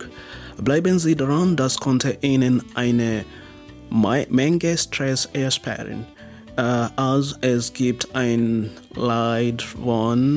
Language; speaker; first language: German; non-native, learner; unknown